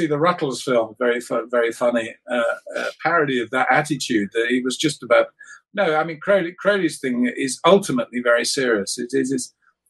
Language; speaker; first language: English; native; English